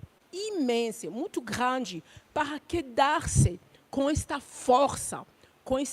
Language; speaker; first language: Portuguese; non-native, learner; Luba-Lulua